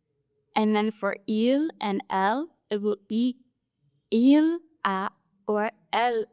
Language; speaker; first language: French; non-native, fluent; English